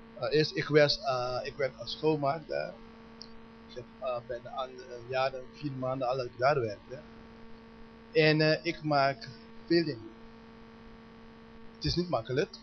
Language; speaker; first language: Dutch; non-native, learner; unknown